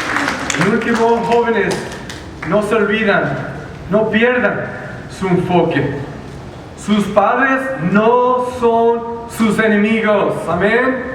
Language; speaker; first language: Spanish; early bilingual, heritage; Spanish